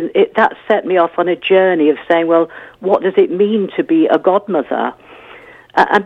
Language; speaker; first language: English; native; English